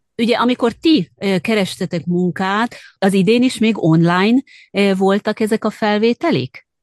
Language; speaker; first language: Hungarian; native; Hungarian